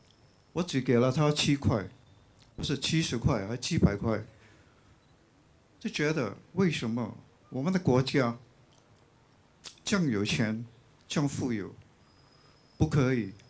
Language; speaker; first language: Chinese; non-native, local second language; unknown